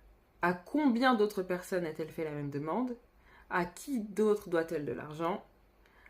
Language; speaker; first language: French; native; French